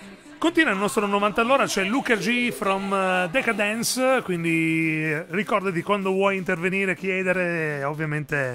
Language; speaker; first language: Italian; native; Italian